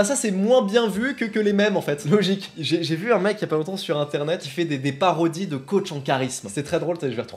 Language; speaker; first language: French; native; French